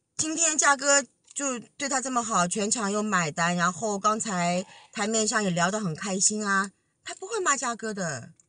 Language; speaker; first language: Chinese; native; Chinese